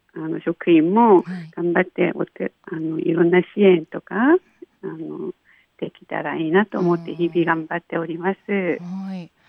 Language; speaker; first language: Japanese; non-native, fluent; Korean